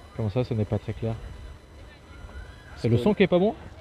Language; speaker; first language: French; native; French